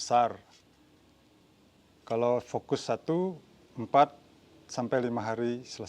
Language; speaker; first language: Indonesian; non-native, local second language; Balinese